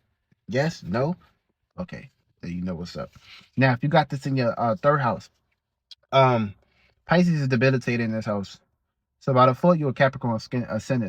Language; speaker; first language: English; native; English